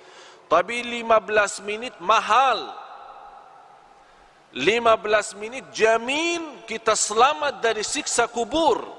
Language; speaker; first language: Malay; non-native, fluent; Arabic